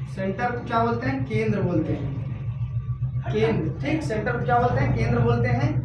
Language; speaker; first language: Hindi; native; Hindi